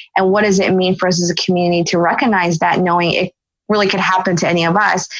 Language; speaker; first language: English; native; English